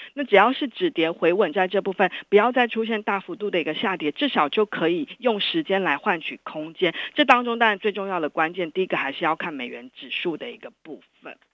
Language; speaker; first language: Chinese; native; Chinese